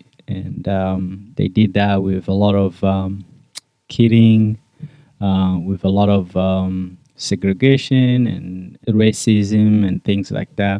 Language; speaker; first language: English; non-native, local second language; Kinyarwanda